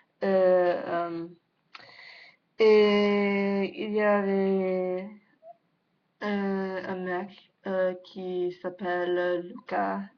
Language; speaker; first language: French; non-native, learner; English